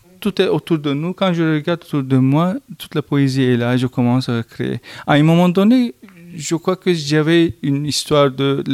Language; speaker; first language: French; non-native, fluent; Turkish